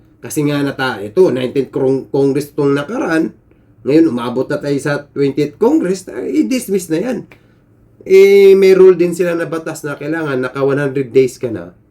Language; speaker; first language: Filipino; native; Filipino